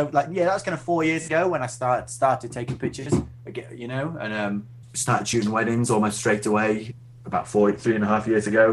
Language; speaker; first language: English; native; English